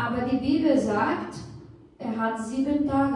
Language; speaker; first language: German; non-native, fluent; Portuguese